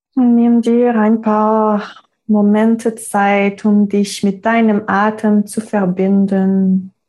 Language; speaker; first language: German; non-native, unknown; French